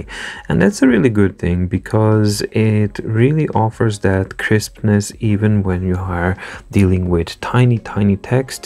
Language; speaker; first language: English; non-native, fluent; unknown